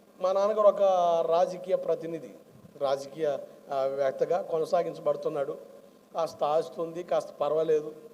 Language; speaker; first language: Telugu; non-native, local second language; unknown